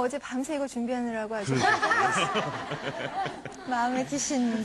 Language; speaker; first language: Korean; native; Korean